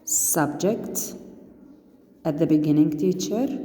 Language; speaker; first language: English; non-native, learner; Arabic